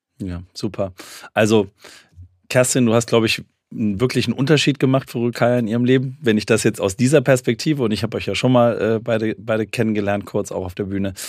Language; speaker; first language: German; native; German